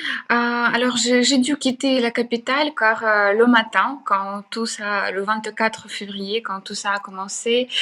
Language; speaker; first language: French; non-native, fluent; Ukrainian